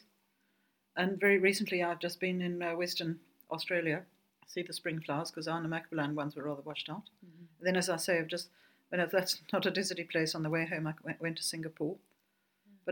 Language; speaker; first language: English; native; English